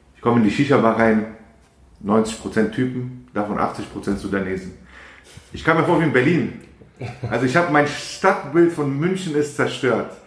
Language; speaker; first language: German; non-native, fluent; Persian